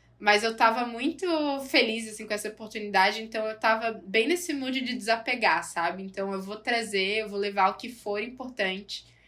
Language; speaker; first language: Portuguese; native; Portuguese